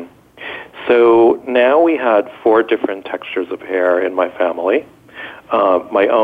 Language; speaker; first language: English; native; English